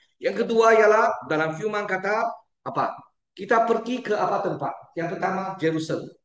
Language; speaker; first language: Malay; non-native, local second language; Chinese